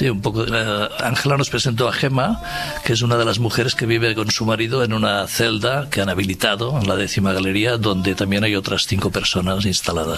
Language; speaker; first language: Spanish; native; Spanish